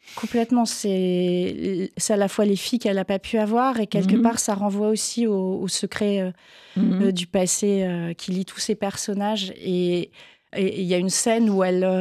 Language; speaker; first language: French; native; French